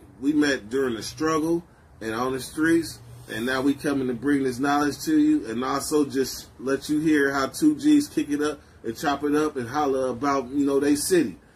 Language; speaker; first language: English; native; English